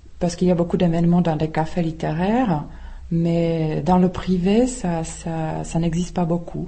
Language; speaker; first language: French; non-native, fluent; Czech